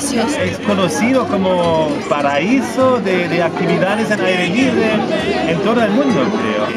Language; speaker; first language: Spanish; non-native, fluent; German